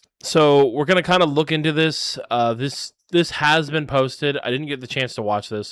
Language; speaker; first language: English; native; English